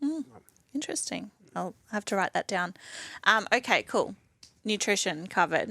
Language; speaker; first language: English; native; English